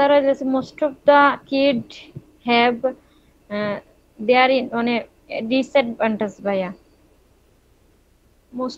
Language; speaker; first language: English; non-native, learner; Bangla